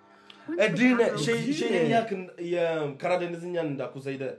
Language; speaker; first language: Turkish; non-native, learner; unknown